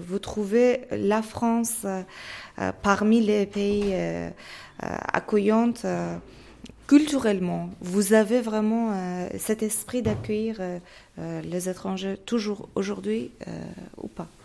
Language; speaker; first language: French; non-native, fluent; Persian